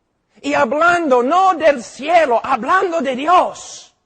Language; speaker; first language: Spanish; non-native, fluent; English